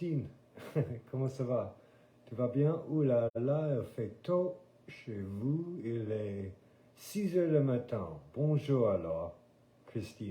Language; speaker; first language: French; non-native, fluent; English